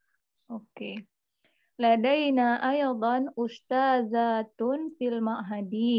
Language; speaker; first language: Arabic; non-native, learner; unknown